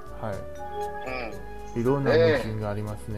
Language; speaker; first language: Japanese; non-native, learner; Chinese